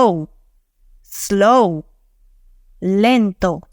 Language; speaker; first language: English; non-native, fluent; Spanish